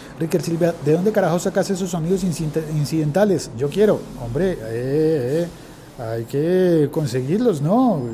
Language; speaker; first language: Spanish; native; Spanish